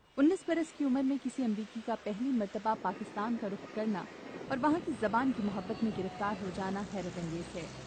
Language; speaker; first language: Urdu; native; Urdu